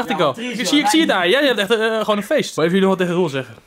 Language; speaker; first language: Dutch; native; Dutch